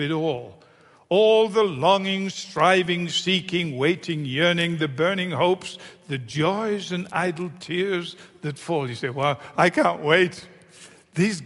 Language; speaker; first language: English; native; English